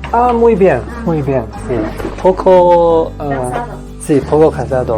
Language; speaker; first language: Spanish; non-native, learner; Chinese